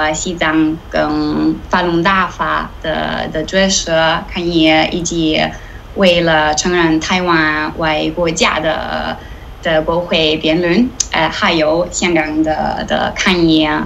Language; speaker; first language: Chinese; non-native, learner; Italian